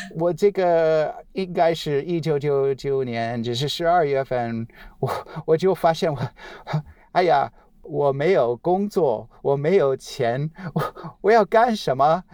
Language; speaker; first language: Chinese; non-native, fluent; English